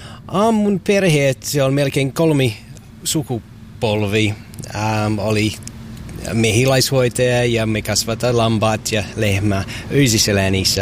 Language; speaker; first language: Finnish; non-native, learner; English